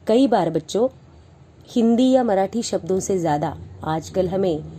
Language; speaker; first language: Hindi; non-native, local second language; Marathi